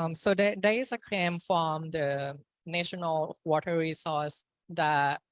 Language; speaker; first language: English; non-native, fluent; Thai